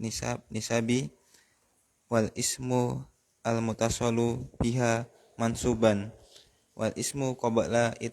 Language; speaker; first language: Arabic; non-native, learner; Indonesian